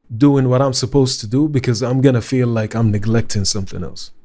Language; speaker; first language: English; non-native, fluent; Arabic